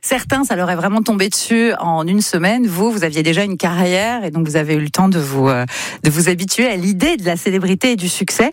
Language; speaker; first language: French; native; French